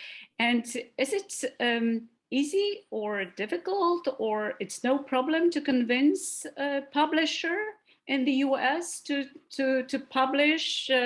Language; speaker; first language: English; non-native, fluent; Polish